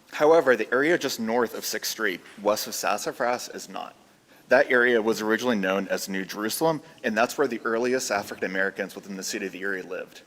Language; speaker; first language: English; native; English